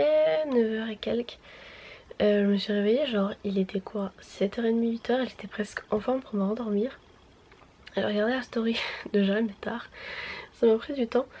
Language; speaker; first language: French; native; French